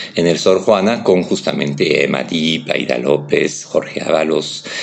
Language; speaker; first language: Spanish; non-native, fluent; French